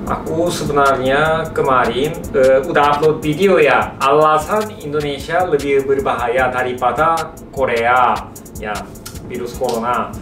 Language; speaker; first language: Indonesian; non-native, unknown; Korean